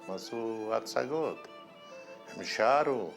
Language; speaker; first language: Hebrew; non-native, fluent; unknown